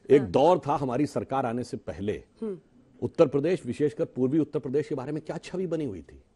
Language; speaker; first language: Hindi; native; Hindi